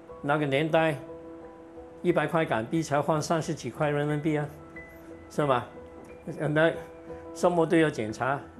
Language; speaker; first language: Chinese; non-native, local second language; Cantonese